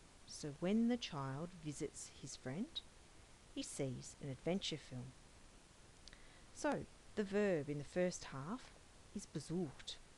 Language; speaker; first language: English; native; English